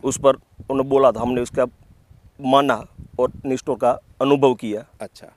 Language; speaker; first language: Hindi; non-native, local second language; Gujarati